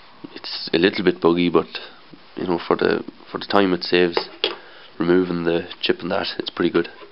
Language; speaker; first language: English; native; English